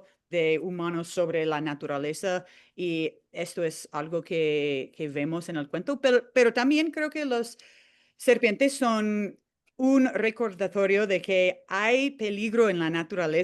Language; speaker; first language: Spanish; non-native, fluent; English